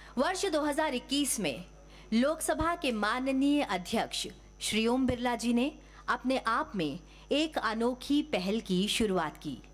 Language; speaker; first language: Hindi; native; Hindi